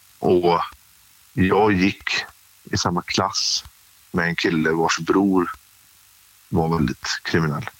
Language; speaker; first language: Swedish; native; Swedish